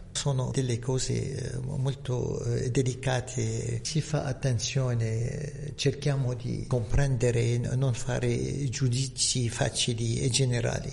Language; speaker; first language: Italian; non-native, fluent; Arabic